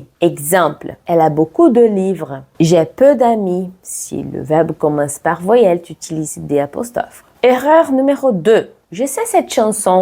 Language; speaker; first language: French; non-native, fluent; Portuguese